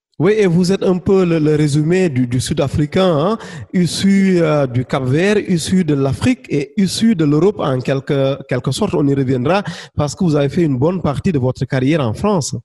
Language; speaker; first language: French; non-native, local second language; Wolof